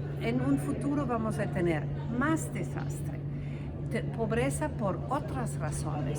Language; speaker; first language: Spanish; non-native, fluent; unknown